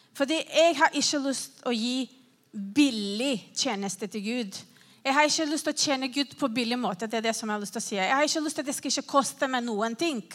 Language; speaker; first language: Norwegian; non-native, fluent; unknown